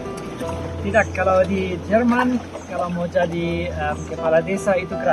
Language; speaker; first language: Indonesian; non-native, learner; German